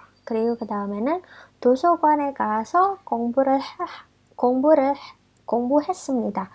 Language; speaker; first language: Korean; non-native, fluent; Indonesian